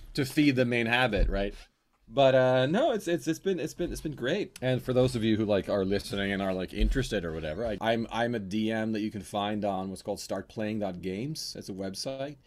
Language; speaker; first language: English; non-native, fluent; Norwegian